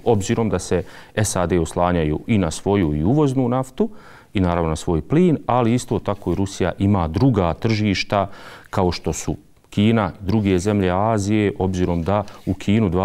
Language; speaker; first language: Serbian; native; Serbian